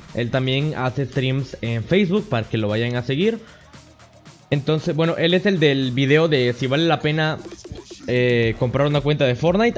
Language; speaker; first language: Spanish; native; Spanish